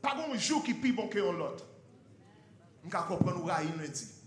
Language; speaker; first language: French; non-native, learner; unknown